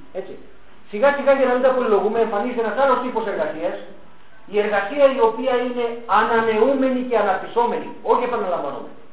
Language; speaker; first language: Greek; early bilingual, heritage; Greek